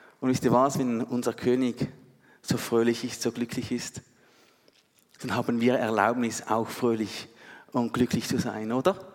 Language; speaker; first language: German; native; German